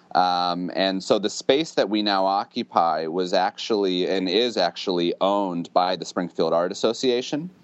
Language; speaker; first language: English; native; English